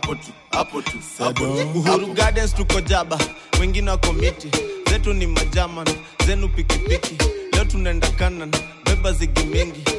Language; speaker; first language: English; non-native, local second language; Kikuyu